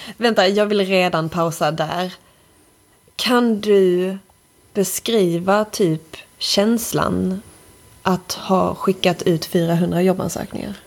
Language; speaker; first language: Swedish; native; Swedish